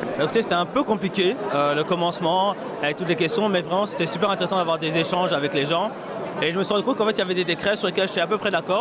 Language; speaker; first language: French; native; French